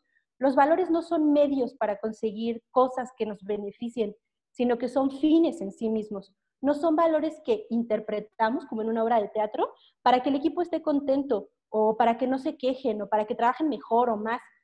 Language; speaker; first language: Spanish; native; Spanish